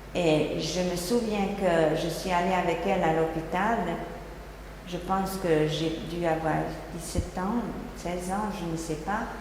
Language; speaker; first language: French; non-native, fluent; Hungarian